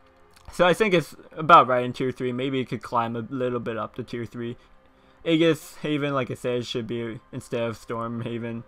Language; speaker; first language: English; native; English